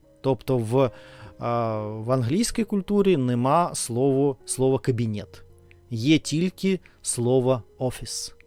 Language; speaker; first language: Ukrainian; non-native, learner; Russian